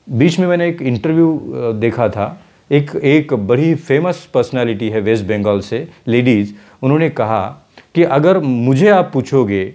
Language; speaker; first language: Hindi; non-native, local second language; Marathi